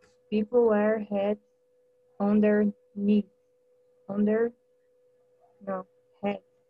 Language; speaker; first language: English; non-native, learner; Portuguese